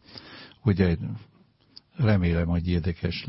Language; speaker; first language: Hungarian; non-native, fluent; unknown